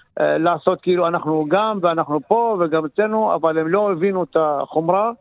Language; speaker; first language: Hebrew; non-native, local second language; Arabic